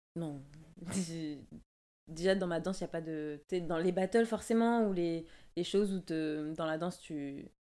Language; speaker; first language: French; native; French